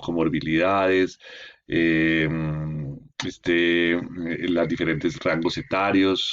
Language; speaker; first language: Spanish; native; Spanish